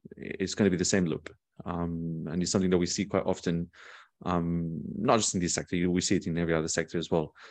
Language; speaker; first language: English; non-native, fluent; Portuguese